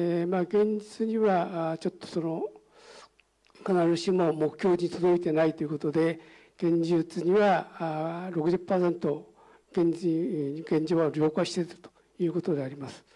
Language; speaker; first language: Japanese; native; Japanese